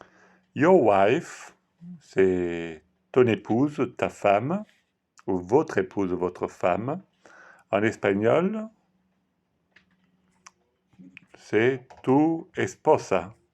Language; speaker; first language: French; non-native, fluent; Italian